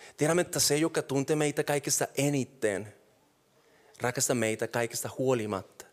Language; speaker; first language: Finnish; non-native, fluent; Spanish